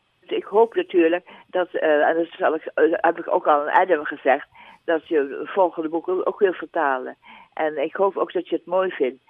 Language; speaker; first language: Dutch; native; Dutch